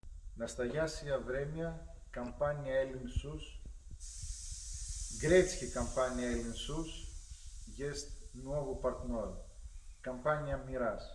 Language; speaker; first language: Russian; non-native, learner; Greek